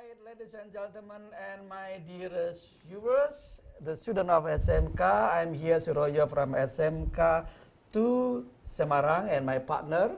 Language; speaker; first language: English; non-native, fluent; Indonesian